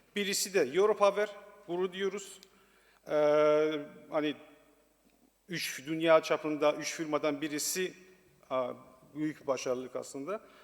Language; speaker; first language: Turkish; non-native, learner; Persian